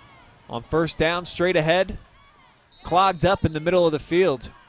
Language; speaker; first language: English; native; English